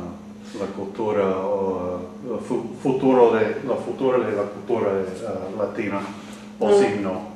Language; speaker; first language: Spanish; non-native, learner; English